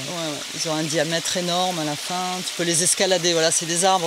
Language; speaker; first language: French; native; French